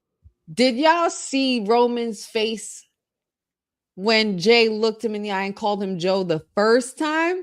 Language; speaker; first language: English; native; English